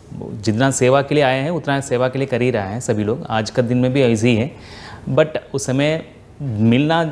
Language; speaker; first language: Hindi; non-native, local second language; Tamil